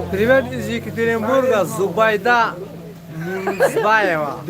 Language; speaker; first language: Russian; non-native, local second language; Tajik